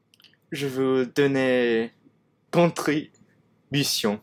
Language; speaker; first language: French; non-native, learner; Cantonese